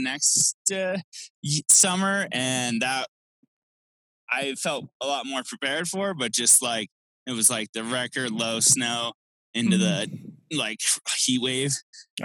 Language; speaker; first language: English; native; English